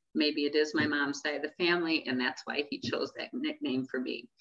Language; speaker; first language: English; native; English